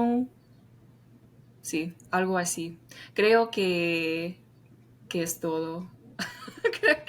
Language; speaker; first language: Spanish; non-native, fluent; English